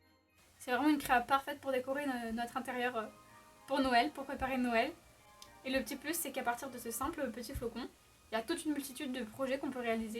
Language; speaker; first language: French; native; French